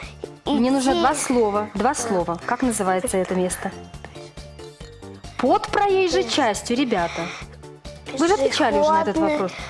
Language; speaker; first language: Russian; native; Russian